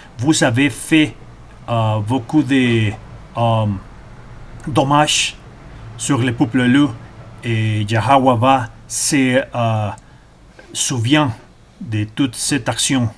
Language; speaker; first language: French; non-native, learner; Spanish